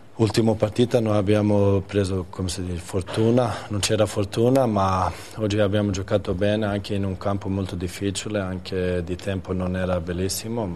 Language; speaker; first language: Italian; non-native, fluent; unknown